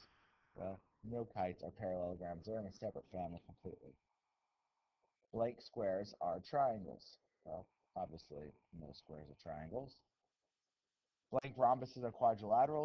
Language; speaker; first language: English; native; English